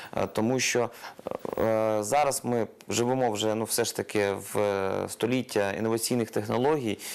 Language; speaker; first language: Ukrainian; non-native, local second language; Russian